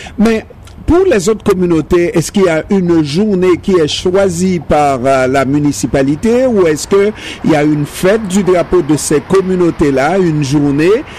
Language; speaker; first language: French; non-native, local second language; Haitian Creole